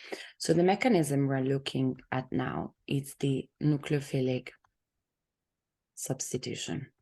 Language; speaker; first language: English; non-native, fluent; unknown